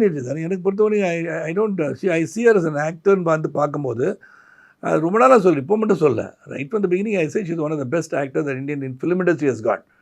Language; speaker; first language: Tamil; native; Tamil